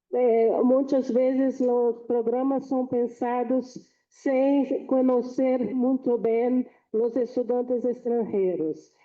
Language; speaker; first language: Portuguese; non-native, fluent; Spanish